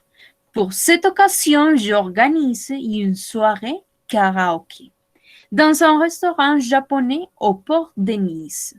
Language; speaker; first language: French; non-native, fluent; Spanish